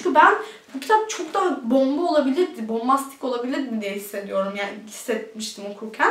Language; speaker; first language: Turkish; early bilingual, heritage; Turkish